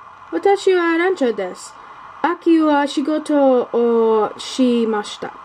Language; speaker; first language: Japanese; non-native, learner; English